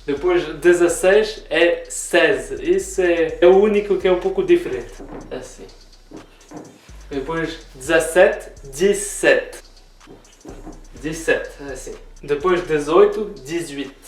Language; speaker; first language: Portuguese; early bilingual, heritage; Portuguese